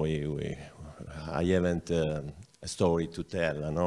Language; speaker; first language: English; non-native, learner; Italian